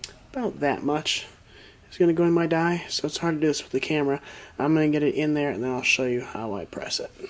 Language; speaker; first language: English; native; English